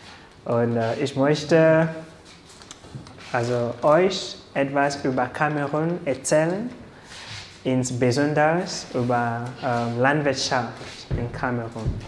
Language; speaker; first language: German; non-native, learner; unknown